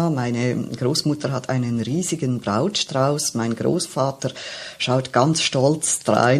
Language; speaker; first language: German; native; German